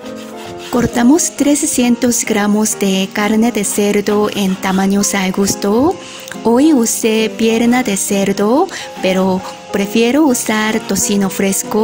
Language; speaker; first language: Spanish; non-native, fluent; Korean